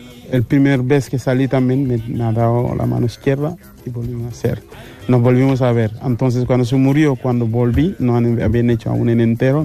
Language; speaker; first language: Spanish; non-native, fluent; Wolof